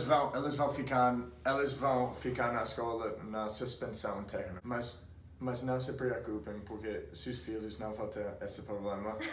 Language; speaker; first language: Portuguese; non-native, fluent; English